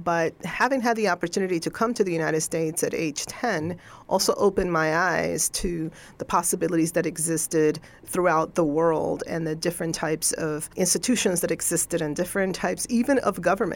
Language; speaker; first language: English; non-native, fluent; Spanish